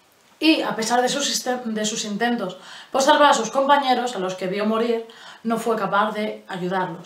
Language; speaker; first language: Spanish; native; Spanish